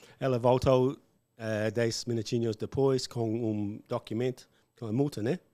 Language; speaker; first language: Portuguese; non-native, learner; English